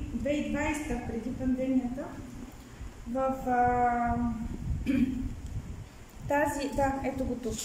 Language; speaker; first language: Bulgarian; native; Bulgarian